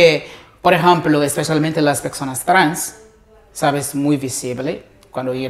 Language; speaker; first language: Spanish; non-native, learner; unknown